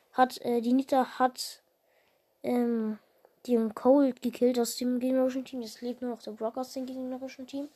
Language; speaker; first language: German; native; German